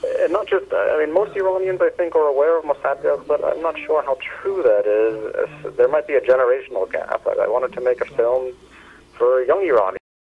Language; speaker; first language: English; early bilingual, other home language; Persian